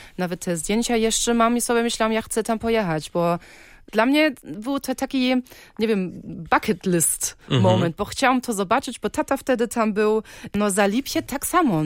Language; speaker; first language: Polish; early bilingual, heritage; Polish